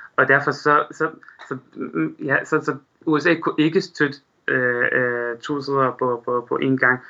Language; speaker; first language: Danish; non-native, fluent; Arabic